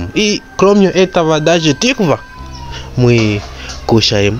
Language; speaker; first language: Russian; non-native, learner; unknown